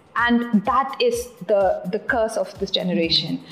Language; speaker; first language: English; non-native, local second language; Tamil